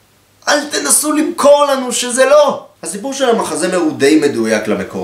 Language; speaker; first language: Hebrew; native; Hebrew